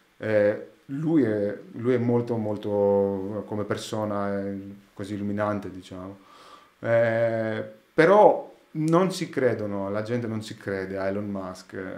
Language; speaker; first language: Italian; non-native, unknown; Greek